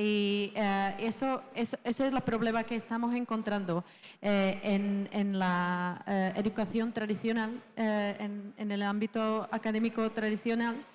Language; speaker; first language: Spanish; non-native, fluent; Czech